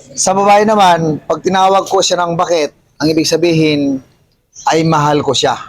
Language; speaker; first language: Filipino; non-native, local second language; Iloko